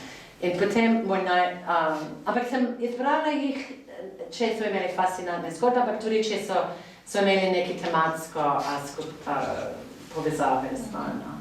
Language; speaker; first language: Slovenian; non-native, fluent; English